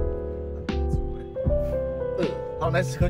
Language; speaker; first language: Chinese; native; Chinese